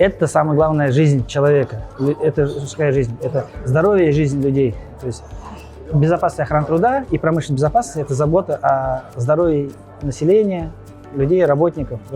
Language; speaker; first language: Russian; native; Russian